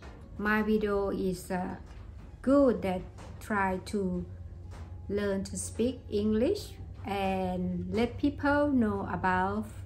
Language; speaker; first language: English; non-native, learner; Thai